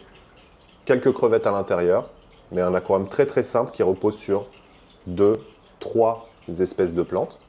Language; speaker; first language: French; native; French